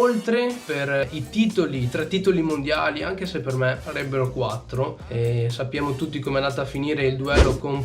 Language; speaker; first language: Italian; native; Italian